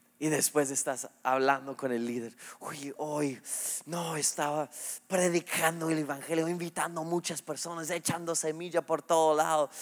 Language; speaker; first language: Spanish; non-native, fluent; English